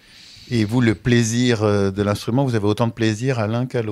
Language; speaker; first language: French; native; French